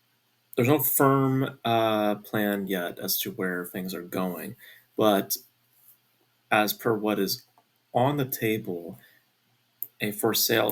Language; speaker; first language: English; native; English